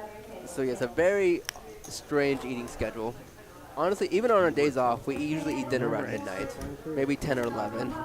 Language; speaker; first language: English; native; English